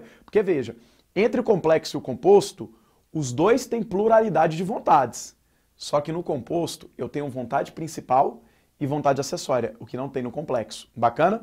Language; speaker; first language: Portuguese; native; Portuguese